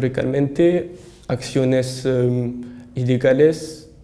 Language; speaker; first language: Spanish; non-native, learner; French